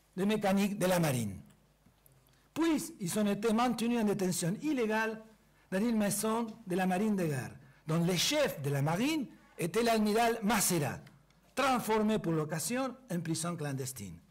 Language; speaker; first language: French; non-native, fluent; Spanish